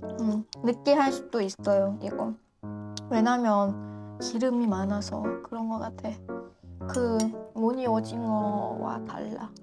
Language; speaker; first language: Korean; non-native, fluent; Lao